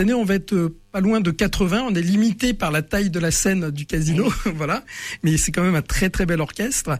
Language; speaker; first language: French; native; French